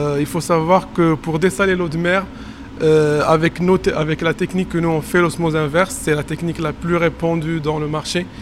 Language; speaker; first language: French; non-native, local second language; Arabic